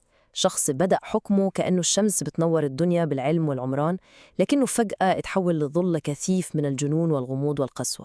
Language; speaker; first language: Arabic; native; Arabic